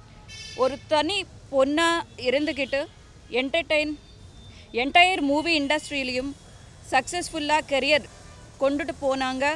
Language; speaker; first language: Tamil; non-native, learner; Telugu